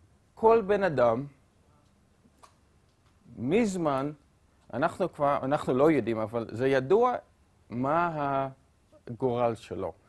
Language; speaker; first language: Hebrew; non-native, fluent; Dutch